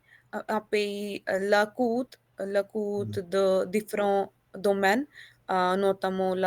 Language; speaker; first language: French; non-native, learner; Hindi